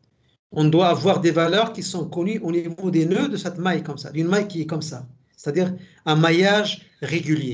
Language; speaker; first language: French; native; French